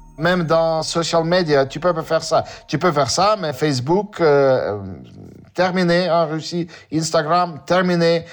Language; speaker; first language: French; non-native, learner; Russian